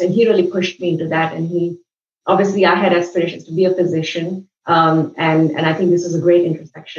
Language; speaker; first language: English; non-native, local second language; Hindi